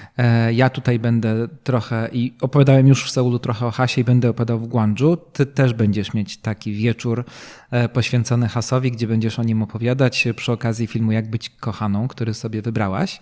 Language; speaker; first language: Polish; native; Polish